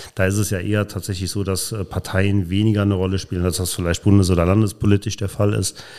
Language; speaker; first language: German; native; German